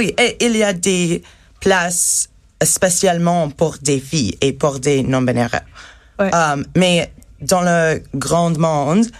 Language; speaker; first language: French; non-native, learner; English